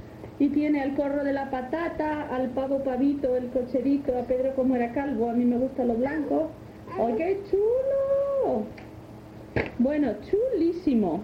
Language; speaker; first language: Spanish; native; Spanish